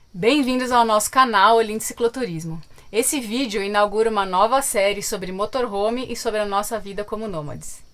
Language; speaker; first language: Portuguese; native; Portuguese